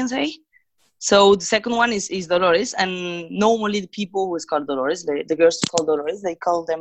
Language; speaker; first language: English; non-native, fluent; Spanish